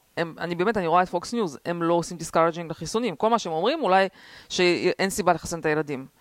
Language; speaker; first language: Hebrew; early bilingual, other home language; Russian